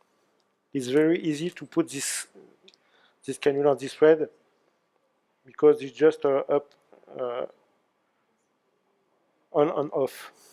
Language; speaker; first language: English; non-native, learner; French